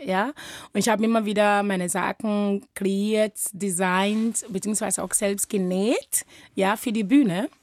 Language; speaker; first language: German; non-native, fluent; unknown